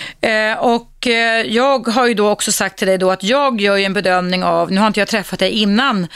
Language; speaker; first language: Swedish; native; Swedish